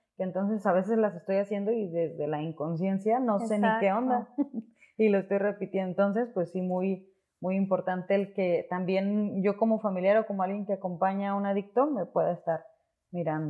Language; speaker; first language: Spanish; native; Spanish